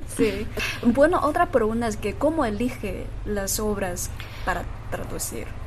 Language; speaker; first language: Spanish; non-native, fluent; Chinese